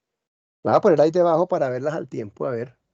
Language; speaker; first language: Spanish; native; Spanish